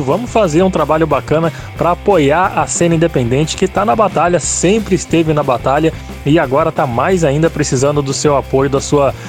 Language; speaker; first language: Portuguese; native; Portuguese